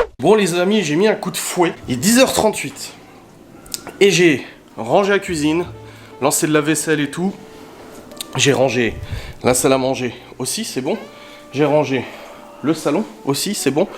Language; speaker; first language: French; native; French